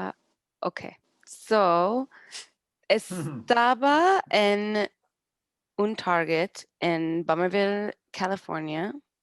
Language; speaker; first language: Spanish; non-native, learner; English